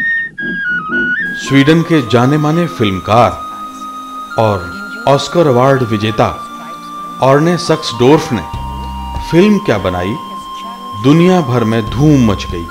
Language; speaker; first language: Hindi; native; Hindi